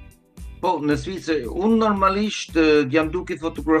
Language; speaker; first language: Albanian; non-native, learner; German